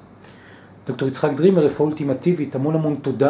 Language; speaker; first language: Hebrew; native; Hebrew